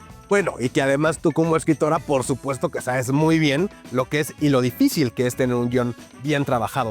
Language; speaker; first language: Spanish; native; Spanish